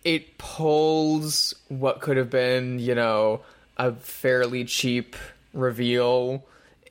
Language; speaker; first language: English; native; English